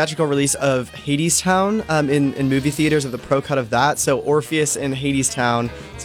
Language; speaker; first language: English; native; English